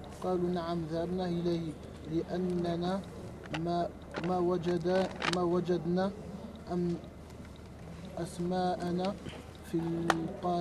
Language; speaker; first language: Arabic; non-native, learner; French